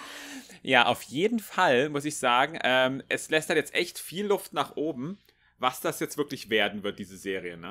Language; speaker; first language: German; native; German